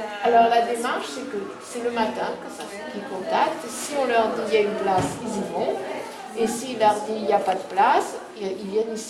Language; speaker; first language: French; native; French